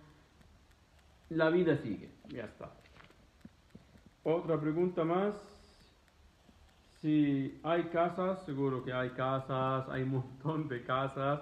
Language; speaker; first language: Spanish; non-native, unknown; Arabic